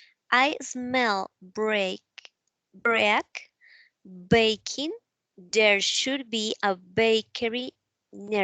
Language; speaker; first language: English; non-native, learner; Spanish